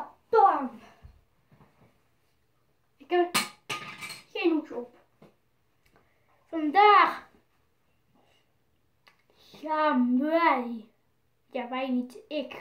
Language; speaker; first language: Dutch; native; Dutch